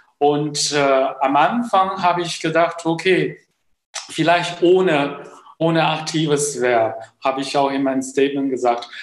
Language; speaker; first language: German; non-native, fluent; Chinese